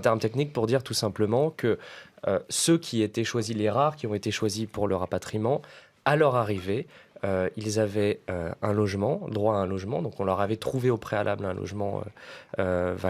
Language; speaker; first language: French; native; French